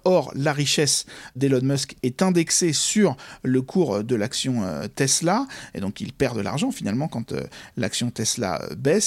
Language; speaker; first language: French; native; French